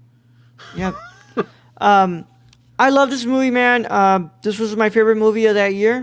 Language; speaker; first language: English; native; English